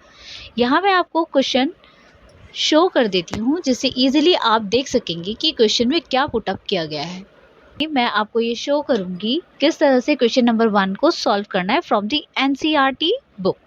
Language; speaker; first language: Hindi; native; Hindi